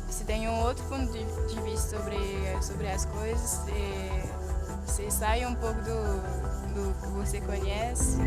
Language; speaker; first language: Portuguese; non-native, fluent; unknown